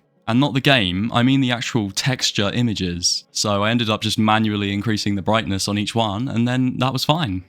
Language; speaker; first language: English; native; English